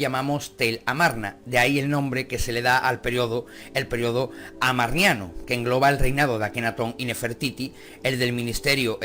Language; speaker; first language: Spanish; native; Spanish